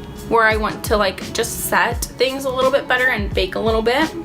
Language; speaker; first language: English; native; English